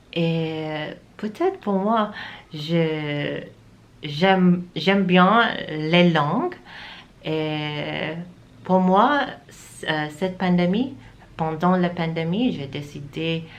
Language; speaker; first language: French; non-native, learner; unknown